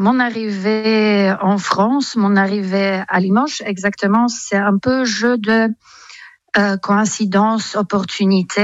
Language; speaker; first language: French; non-native, fluent; Polish